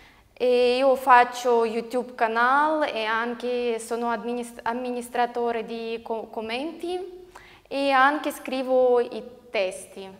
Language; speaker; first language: Italian; non-native, fluent; Ukrainian